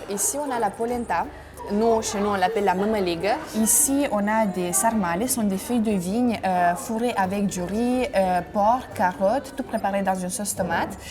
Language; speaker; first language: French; non-native, fluent; Romanian